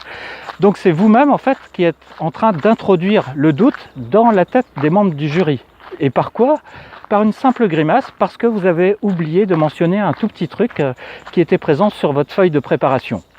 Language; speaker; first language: French; native; French